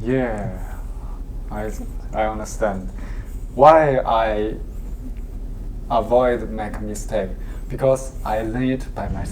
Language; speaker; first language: English; non-native, learner; Chinese